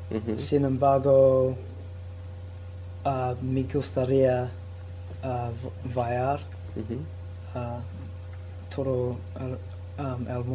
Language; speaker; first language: Spanish; non-native, learner; English